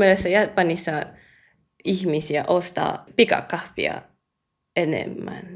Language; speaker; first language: Finnish; non-native, learner; Japanese